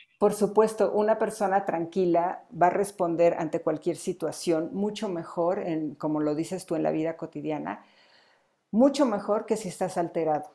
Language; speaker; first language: Spanish; native; Spanish